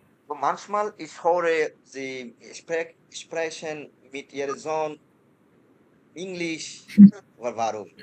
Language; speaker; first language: German; non-native, fluent; Bangla